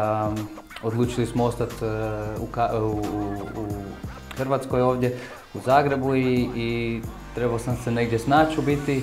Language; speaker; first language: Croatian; early bilingual, heritage; Croatian